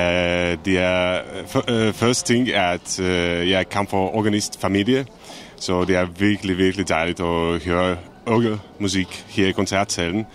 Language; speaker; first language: Danish; non-native, fluent; Czech